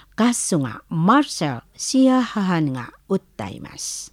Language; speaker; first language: Japanese; non-native, learner; Indonesian